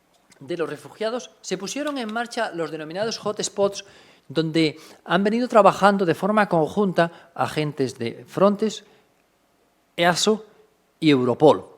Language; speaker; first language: Spanish; native; Spanish